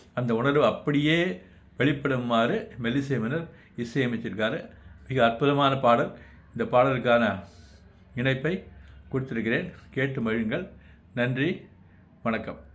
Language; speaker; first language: Tamil; native; Tamil